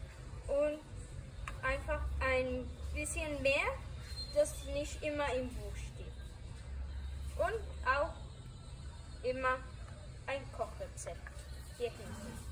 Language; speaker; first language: German; early bilingual, heritage; German